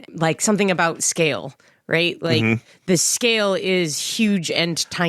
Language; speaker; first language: English; native; English